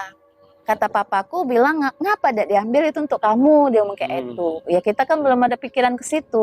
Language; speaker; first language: Indonesian; native; Indonesian